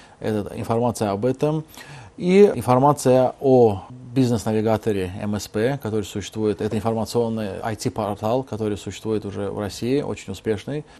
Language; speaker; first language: Russian; non-native, local second language; Azerbaijani